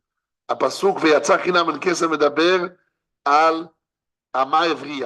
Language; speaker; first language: Hebrew; non-native, fluent; English